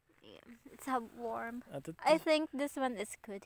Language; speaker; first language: English; non-native, local second language; Filipino